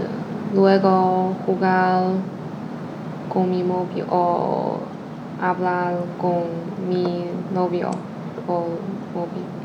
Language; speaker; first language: Spanish; non-native, learner; Chinese